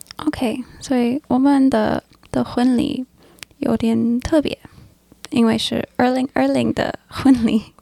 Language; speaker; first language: Chinese; early bilingual, heritage; English